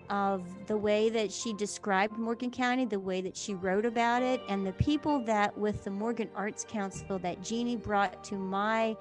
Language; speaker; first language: English; native; English